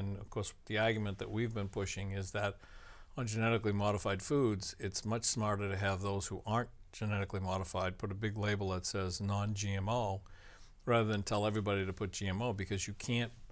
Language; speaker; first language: English; native; English